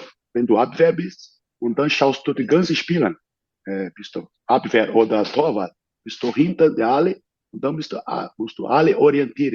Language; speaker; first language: German; non-native, fluent; Portuguese